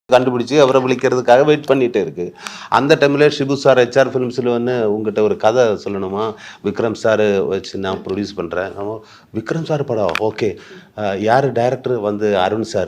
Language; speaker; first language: Tamil; non-native, learner; Malayalam